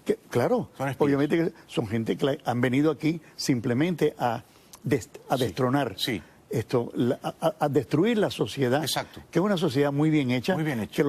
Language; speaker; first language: Spanish; native; Spanish